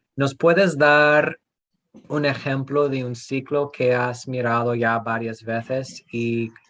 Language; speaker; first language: Spanish; non-native, fluent; English